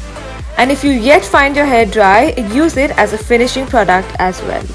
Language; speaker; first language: English; non-native, local second language; Hindi